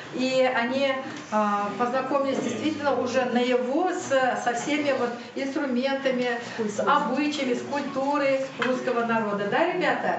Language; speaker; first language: Russian; non-native, local second language; Uzbek